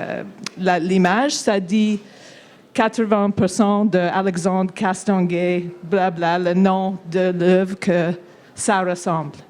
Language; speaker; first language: French; non-native, local second language; English